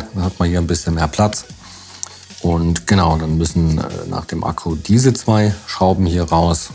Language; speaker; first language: German; native; German